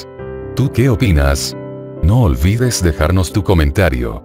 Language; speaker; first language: Spanish; native; Spanish